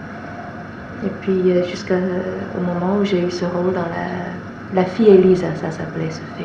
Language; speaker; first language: French; non-native, fluent; English